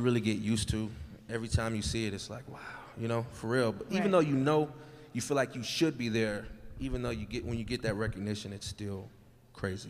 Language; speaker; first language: English; native; English